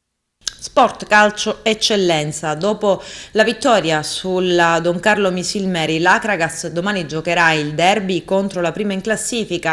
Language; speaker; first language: Italian; native; Italian